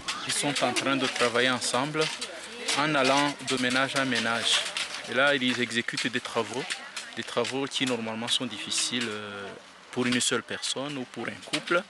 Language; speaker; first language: French; non-native, local second language; Kinyarwanda